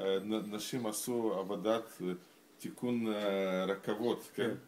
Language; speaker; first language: Hebrew; non-native, fluent; Russian